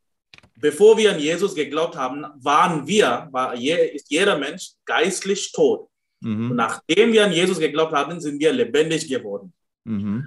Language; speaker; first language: German; non-native, fluent; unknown